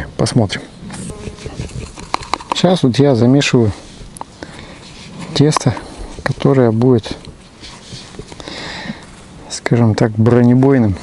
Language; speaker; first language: Russian; native; Russian